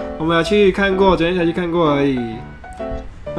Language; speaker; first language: Chinese; native; Chinese